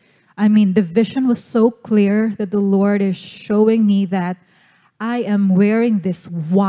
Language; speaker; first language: English; non-native, local second language; Cebuano